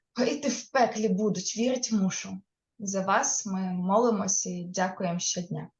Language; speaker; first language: Ukrainian; non-native, local second language; Russian